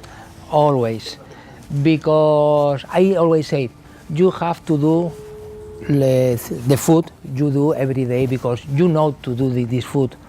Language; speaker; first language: English; non-native, learner; Spanish